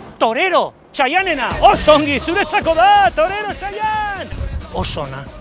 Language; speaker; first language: Basque; native; Basque